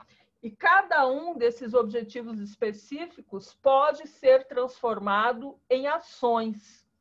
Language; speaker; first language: Portuguese; native; Portuguese